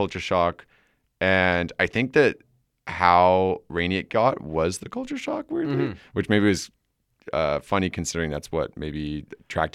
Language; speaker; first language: English; native; English